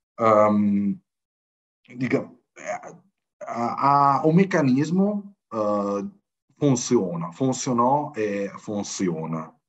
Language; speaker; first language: Portuguese; non-native, fluent; Italian